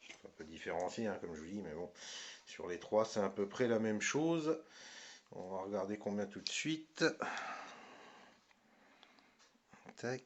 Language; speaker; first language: French; native; French